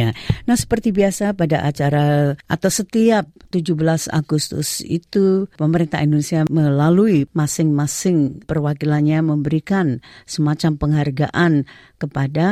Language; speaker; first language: Indonesian; native; Indonesian